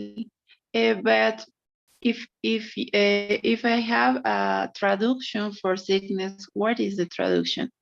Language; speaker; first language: English; non-native, learner; Spanish